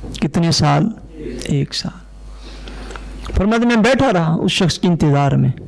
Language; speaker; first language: Urdu; non-native, local second language; Punjabi